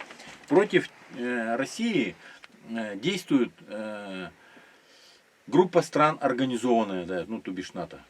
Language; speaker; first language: Russian; native; Russian